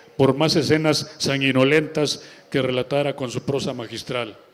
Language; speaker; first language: Spanish; native; Spanish